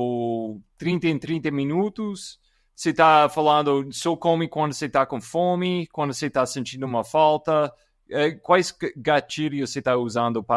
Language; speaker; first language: Portuguese; non-native, fluent; English